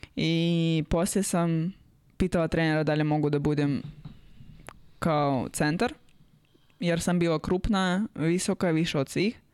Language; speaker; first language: Serbian; non-native, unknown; Russian